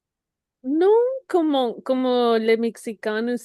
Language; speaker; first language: French; non-native, learner; Spanish